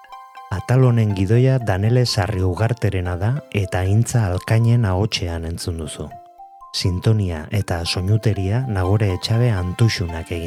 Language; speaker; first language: Basque; native; Basque